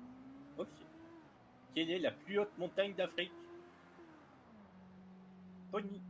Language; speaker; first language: French; native; French